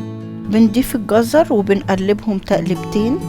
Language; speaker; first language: Arabic; native; Arabic